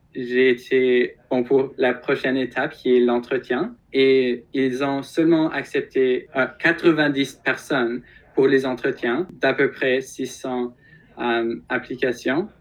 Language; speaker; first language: French; non-native, local second language; English